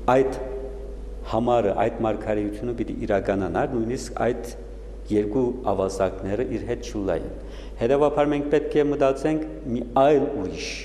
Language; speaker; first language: Armenian; early bilingual, heritage; Armenian